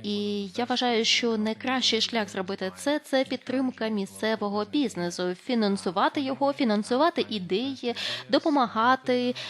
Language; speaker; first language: Ukrainian; non-native, fluent; Lithuanian